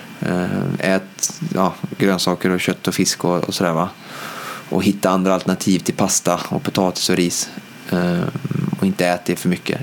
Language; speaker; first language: Swedish; native; Swedish